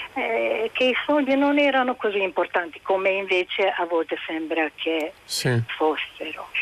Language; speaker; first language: Italian; non-native, fluent; Hungarian